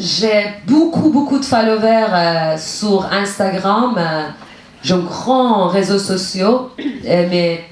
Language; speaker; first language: French; non-native, learner; Persian